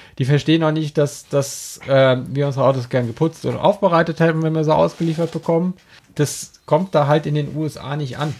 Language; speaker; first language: German; native; German